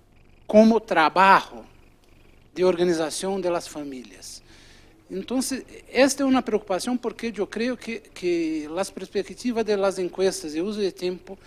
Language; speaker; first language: Spanish; non-native, fluent; Portuguese